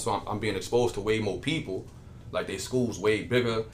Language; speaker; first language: English; native; English